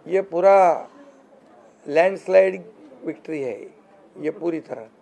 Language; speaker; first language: Hindi; non-native, local second language; Marathi